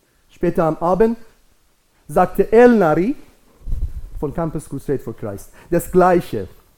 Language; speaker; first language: German; non-native, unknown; Persian